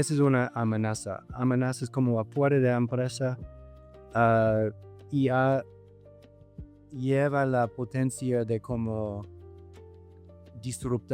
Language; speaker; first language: Spanish; non-native, fluent; English